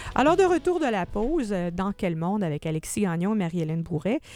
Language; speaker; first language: French; native; French